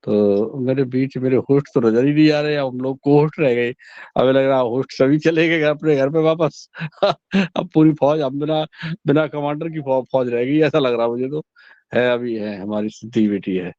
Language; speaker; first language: Hindi; native; Hindi